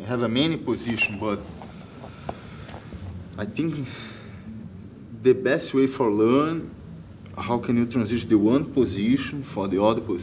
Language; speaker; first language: English; non-native, learner; Portuguese